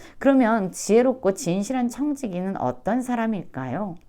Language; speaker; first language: Korean; native; Korean